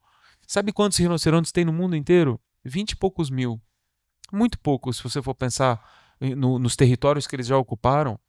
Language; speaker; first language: Portuguese; native; Portuguese